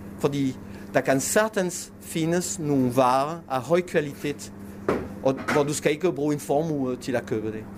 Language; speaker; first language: Danish; non-native, fluent; French